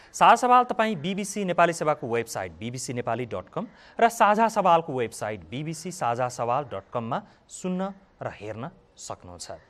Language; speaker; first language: Nepali; native; Nepali